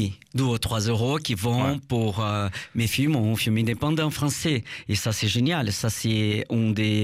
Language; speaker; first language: French; non-native, fluent; Portuguese